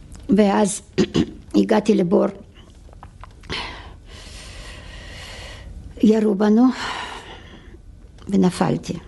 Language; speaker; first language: Hebrew; non-native, fluent; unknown